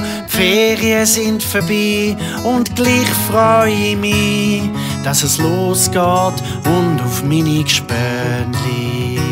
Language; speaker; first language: German; native; German